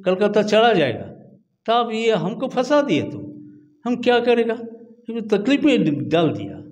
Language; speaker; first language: Hindi; non-native, local second language; Bangla